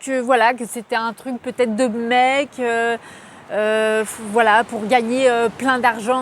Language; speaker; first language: French; native; French